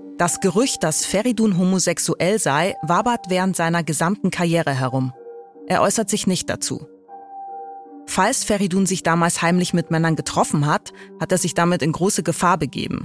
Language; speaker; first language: German; native; German